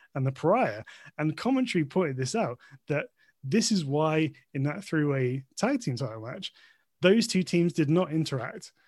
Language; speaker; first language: English; native; English